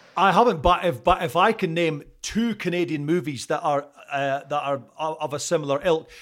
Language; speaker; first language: English; native; English